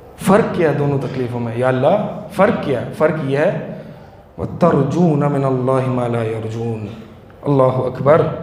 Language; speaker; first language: Urdu; native; Urdu